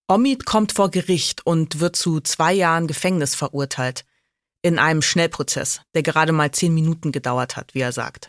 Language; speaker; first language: German; native; German